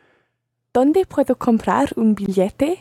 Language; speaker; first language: Spanish; non-native, learner; English